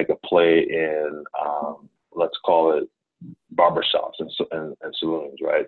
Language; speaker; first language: English; non-native, local second language; Akan